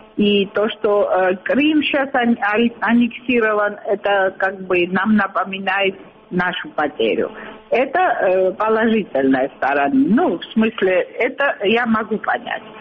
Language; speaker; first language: Russian; non-native, local second language; Georgian